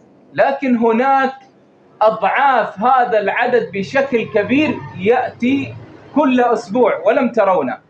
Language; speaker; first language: Arabic; native; Arabic